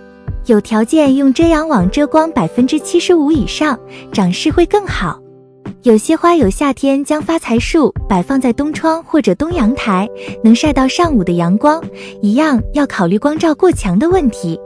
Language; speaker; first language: Chinese; native; Chinese